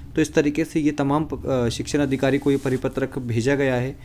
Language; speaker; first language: Hindi; non-native, local second language; Marathi